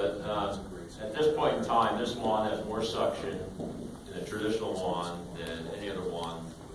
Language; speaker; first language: English; native; English